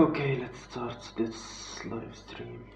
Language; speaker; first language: English; non-native, fluent; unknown